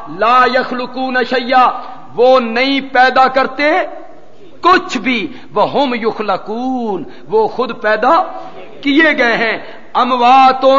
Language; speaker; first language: Urdu; non-native, local second language; Punjabi